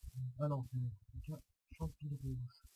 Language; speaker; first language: French; native; French